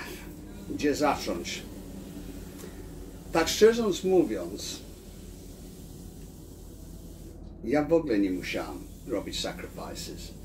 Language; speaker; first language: Polish; early bilingual, heritage; Polish